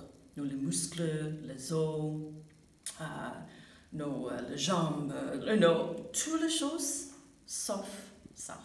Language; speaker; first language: French; non-native, fluent; English